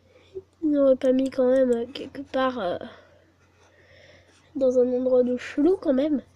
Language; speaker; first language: French; native; French